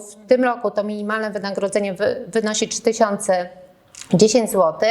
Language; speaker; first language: Polish; native; Polish